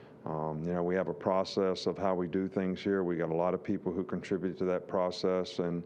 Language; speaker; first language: English; native; English